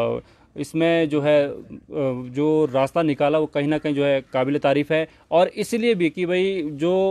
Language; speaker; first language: Hindi; native; Hindi